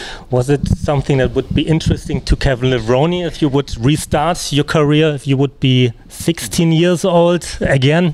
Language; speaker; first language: English; non-native, fluent; German